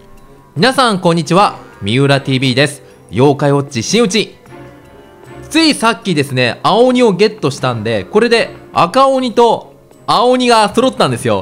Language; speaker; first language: Japanese; native; Japanese